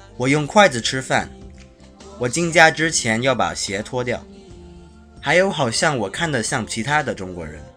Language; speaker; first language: Chinese; early bilingual, heritage; Chinese